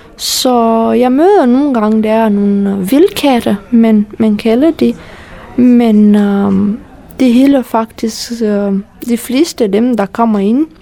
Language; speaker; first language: Danish; non-native, fluent; Romanian